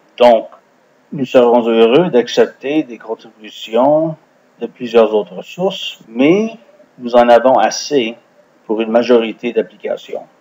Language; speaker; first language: French; non-native, fluent; English